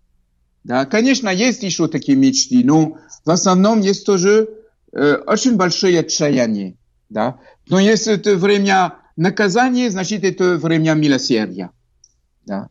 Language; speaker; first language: Russian; non-native, fluent; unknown